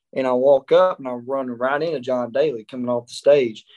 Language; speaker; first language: English; native; English